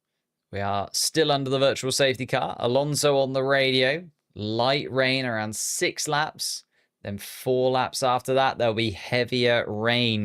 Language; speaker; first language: English; native; English